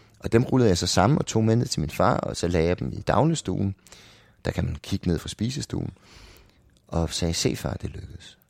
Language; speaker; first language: Danish; native; Danish